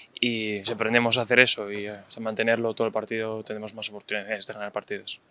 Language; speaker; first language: Spanish; native; Spanish